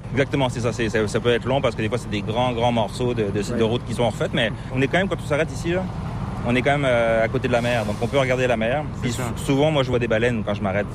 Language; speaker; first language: French; native; French